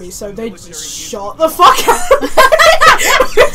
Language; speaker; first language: English; native; English